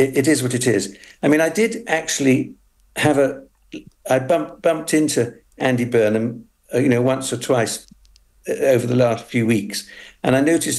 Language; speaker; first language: English; native; English